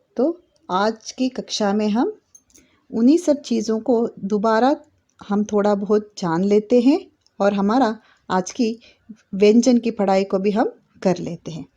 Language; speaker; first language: Hindi; non-native, local second language; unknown